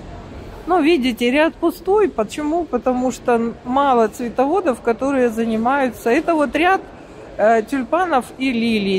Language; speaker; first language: Russian; native; Russian